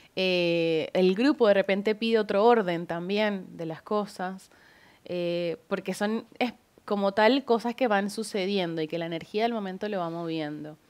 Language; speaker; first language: Spanish; native; Spanish